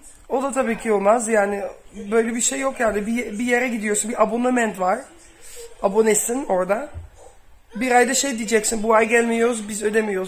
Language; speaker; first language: Turkish; early bilingual, heritage; Turkish